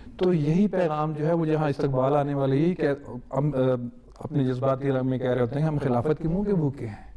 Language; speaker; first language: Urdu; native; Urdu